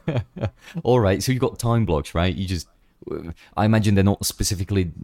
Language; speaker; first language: English; non-native, fluent; Czech